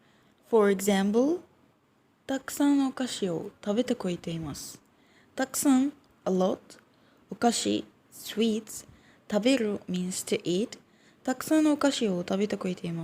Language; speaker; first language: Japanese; non-native, fluent; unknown